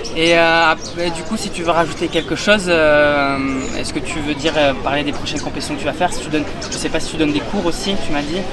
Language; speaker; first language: French; native; French